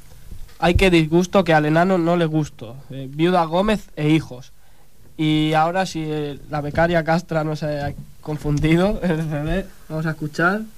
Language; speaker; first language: Spanish; native; Spanish